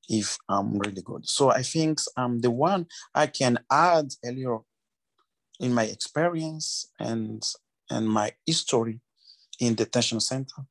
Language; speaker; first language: English; non-native, learner; French